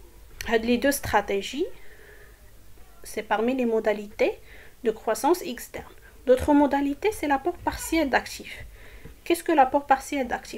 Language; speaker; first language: French; non-native, local second language; Arabic